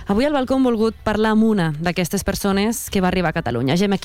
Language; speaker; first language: Catalan; native; Catalan